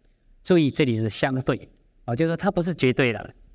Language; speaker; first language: Chinese; native; Chinese